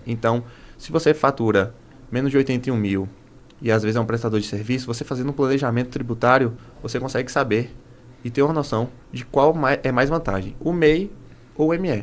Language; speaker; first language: Portuguese; native; Portuguese